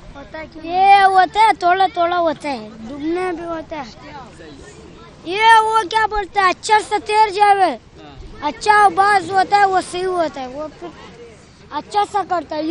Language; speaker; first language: Hindi; non-native, local second language; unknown